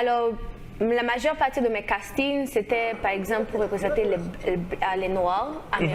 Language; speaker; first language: French; non-native, local second language; Haitian Creole